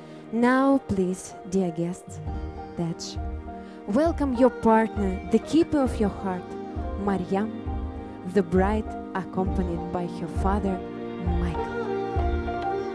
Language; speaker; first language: English; non-native, fluent; Russian